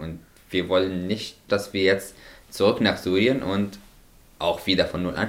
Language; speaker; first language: German; non-native, fluent; Arabic